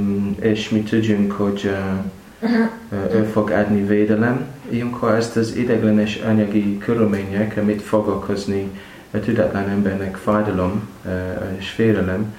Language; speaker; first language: Hungarian; non-native, fluent; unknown